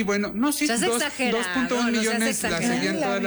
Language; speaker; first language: Spanish; native; Spanish